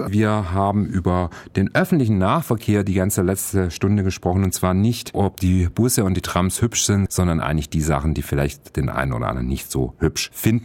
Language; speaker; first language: German; native; German